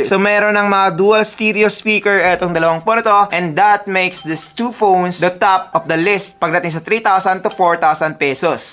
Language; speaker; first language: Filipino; native; Filipino